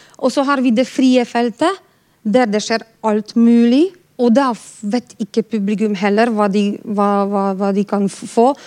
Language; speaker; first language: Norwegian; non-native, fluent; Polish